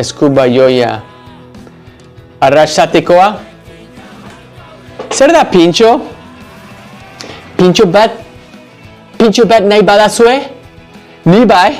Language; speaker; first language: Basque; non-native, learner; English